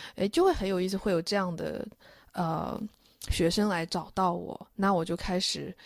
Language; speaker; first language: Chinese; native; Chinese